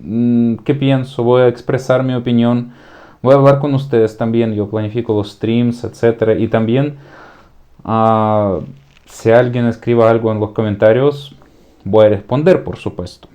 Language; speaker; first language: Spanish; non-native, fluent; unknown